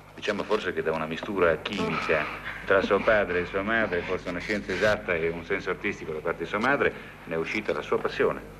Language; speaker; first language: Italian; native; Italian